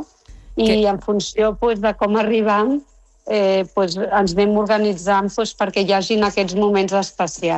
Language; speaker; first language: Catalan; non-native, local second language; Spanish